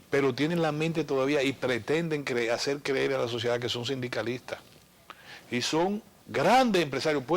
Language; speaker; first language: Spanish; native; Spanish